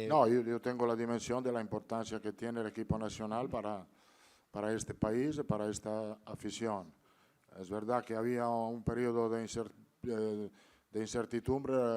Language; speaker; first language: Spanish; non-native, fluent; Italian